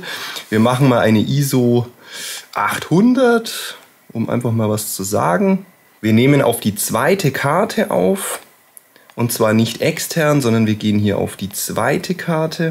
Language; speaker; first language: German; native; German